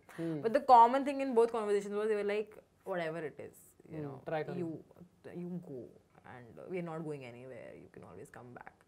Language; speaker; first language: English; non-native, local second language; Hindi